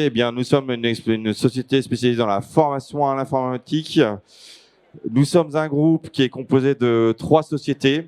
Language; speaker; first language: French; native; French